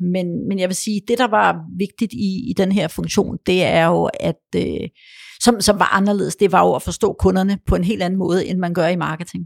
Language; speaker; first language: Danish; early bilingual, other home language; Polish